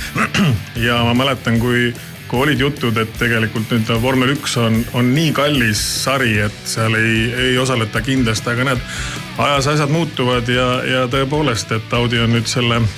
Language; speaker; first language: Estonian; native; Estonian